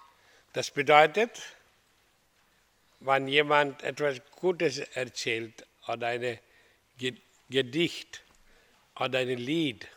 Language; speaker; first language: German; non-native, fluent; Hindi